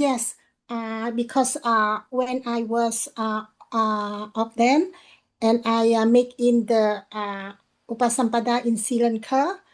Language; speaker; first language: English; non-native, learner; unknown